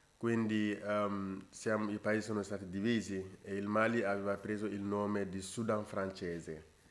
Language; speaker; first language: Italian; non-native, fluent; Bambara